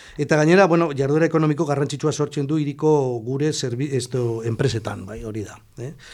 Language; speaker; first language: Basque; non-native, local second language; Spanish